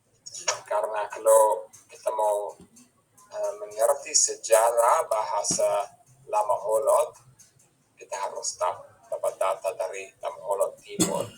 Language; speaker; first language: Indonesian; non-native, fluent; English